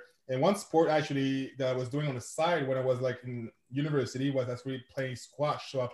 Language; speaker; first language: English; non-native, fluent; French